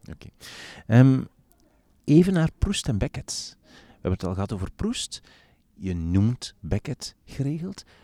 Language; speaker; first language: Dutch; native; Dutch